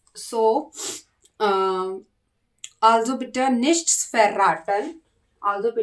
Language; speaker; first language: German; non-native, learner; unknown